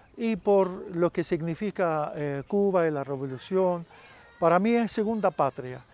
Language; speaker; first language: Spanish; non-native, fluent; Arabic